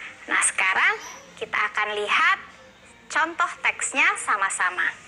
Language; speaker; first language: English; non-native, fluent; Indonesian